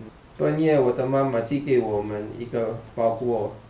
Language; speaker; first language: Chinese; non-native, learner; Filipino